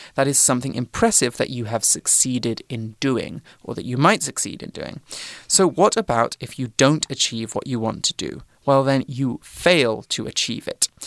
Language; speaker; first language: English; native; English